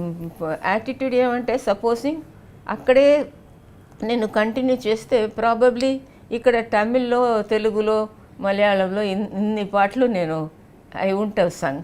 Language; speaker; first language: Telugu; non-native, local second language; Tamil